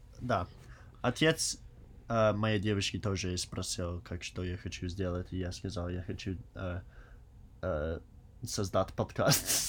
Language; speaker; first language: Russian; non-native, learner; English